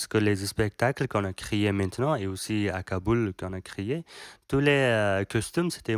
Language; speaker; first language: French; non-native, learner; Persian